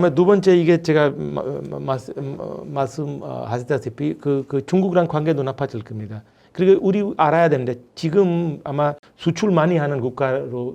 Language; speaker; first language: Korean; non-native, fluent; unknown